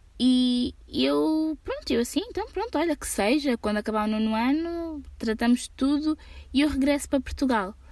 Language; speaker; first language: Portuguese; early bilingual, heritage; Portuguese